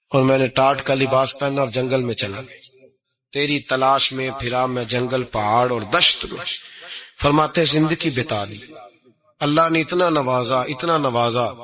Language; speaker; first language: Urdu; non-native, local second language; Punjabi